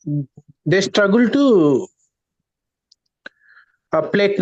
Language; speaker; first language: English; non-native, learner; Telugu